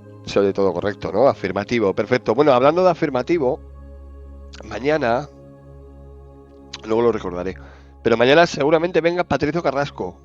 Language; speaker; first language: Spanish; native; Spanish